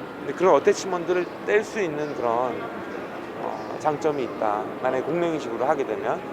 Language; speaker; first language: Korean; native; Korean